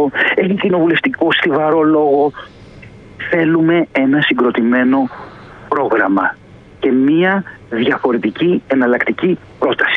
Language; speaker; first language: Greek; native; Greek